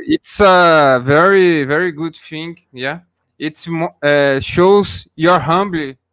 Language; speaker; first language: English; non-native, learner; Portuguese